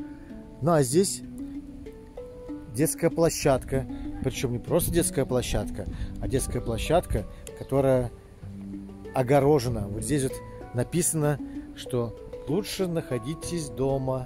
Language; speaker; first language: Russian; native; Russian